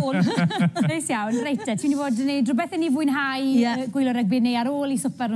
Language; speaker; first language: Welsh; native; Welsh